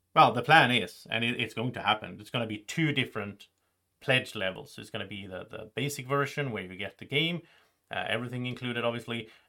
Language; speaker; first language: English; non-native, fluent; Swedish